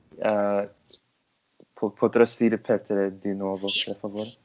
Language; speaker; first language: Italian; non-native, learner; English